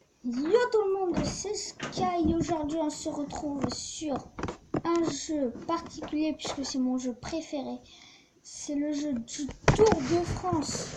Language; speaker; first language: French; native; French